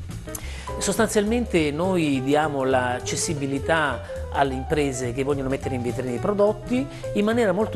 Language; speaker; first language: Italian; native; Italian